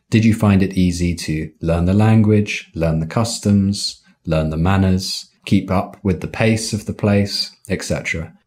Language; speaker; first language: English; native; English